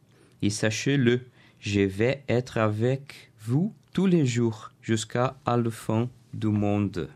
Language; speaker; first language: French; non-native, learner; Portuguese